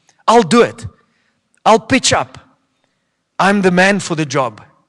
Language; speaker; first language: English; non-native, local second language; Afrikaans